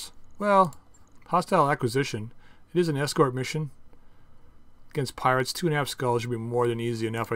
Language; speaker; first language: English; native; English